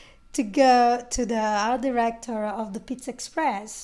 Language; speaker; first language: English; non-native, fluent; Italian